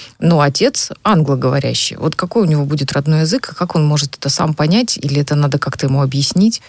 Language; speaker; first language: Russian; native; Russian